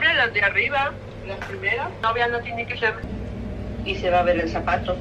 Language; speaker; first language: Spanish; native; Spanish